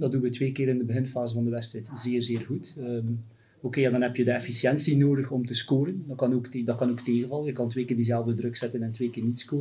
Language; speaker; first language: Dutch; native; Dutch